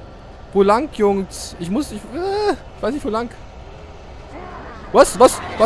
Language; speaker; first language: German; native; German